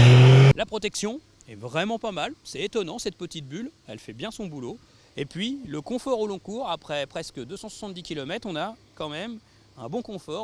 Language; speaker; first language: French; native; French